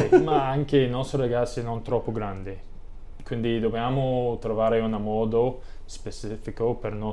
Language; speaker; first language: Italian; non-native, learner; English